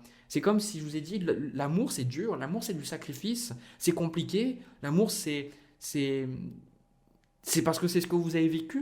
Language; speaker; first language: French; native; French